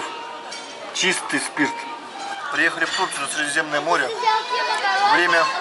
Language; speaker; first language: Russian; native; Russian